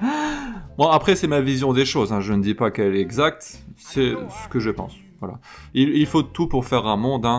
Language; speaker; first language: French; native; French